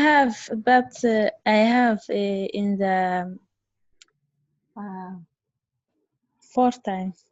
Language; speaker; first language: English; non-native, learner; Central Kurdish